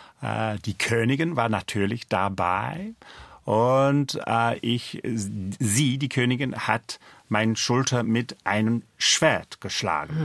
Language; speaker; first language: German; non-native, fluent; English